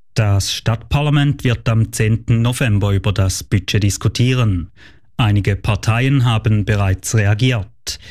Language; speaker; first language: German; native; German